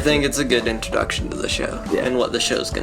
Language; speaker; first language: English; native; English